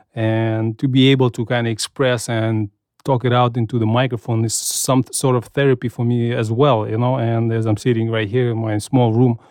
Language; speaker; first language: English; non-native, fluent; Russian